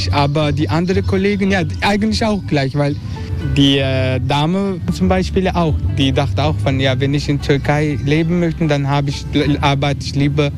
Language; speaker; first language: German; non-native, learner; Dutch